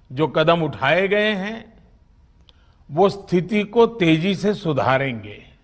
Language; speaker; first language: Hindi; non-native, local second language; Gujarati